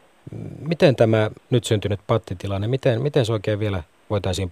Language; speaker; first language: Finnish; native; Finnish